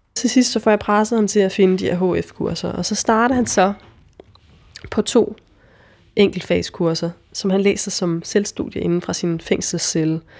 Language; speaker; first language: Danish; native; Danish